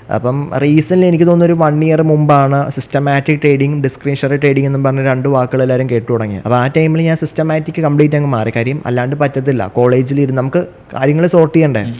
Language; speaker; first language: Malayalam; native; Malayalam